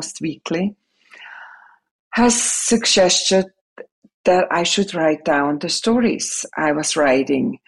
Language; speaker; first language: English; non-native, fluent; Swiss German